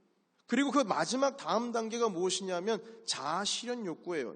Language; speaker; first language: Korean; native; Korean